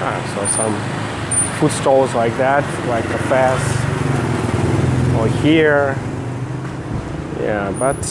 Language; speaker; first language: English; non-native, fluent; Russian